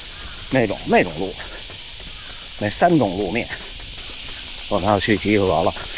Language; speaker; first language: Chinese; native; Chinese